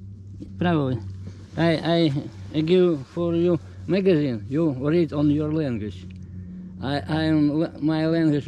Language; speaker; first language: English; non-native, learner; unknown